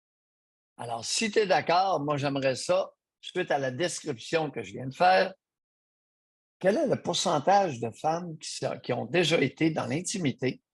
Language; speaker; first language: French; native; French